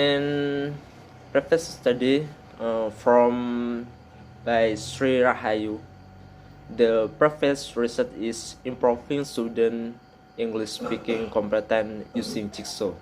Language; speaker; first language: English; non-native, learner; Indonesian